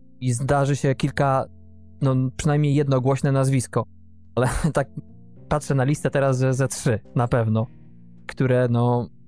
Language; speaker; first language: Polish; native; Polish